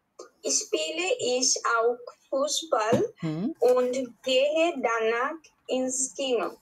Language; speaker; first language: German; non-native, learner; Bangla